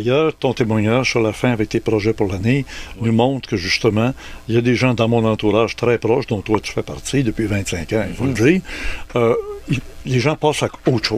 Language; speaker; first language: French; native; French